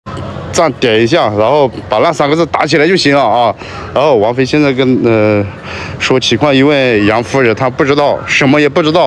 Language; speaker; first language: Chinese; native; Chinese